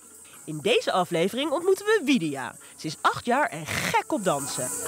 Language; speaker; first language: Dutch; native; Dutch